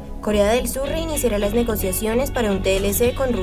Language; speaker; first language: Spanish; native; Spanish